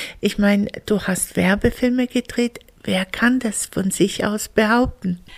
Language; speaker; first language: German; native; German